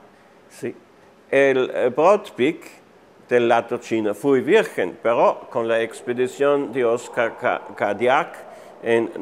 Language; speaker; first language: Spanish; non-native, fluent; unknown